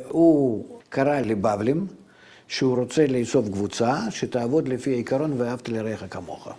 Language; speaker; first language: Hebrew; non-native, fluent; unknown